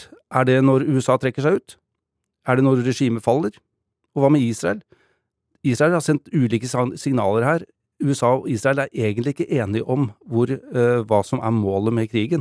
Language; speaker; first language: Norwegian; native; Norwegian